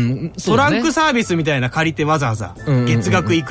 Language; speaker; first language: Japanese; native; Japanese